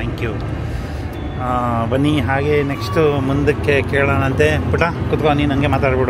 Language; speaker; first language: Kannada; native; Kannada